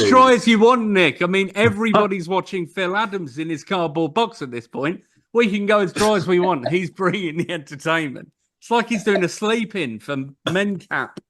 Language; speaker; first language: English; native; English